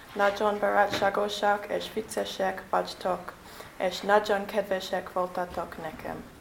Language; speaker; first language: Hungarian; non-native, learner; English